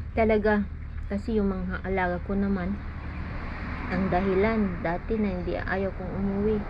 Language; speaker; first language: Filipino; non-native, local second language; Iloko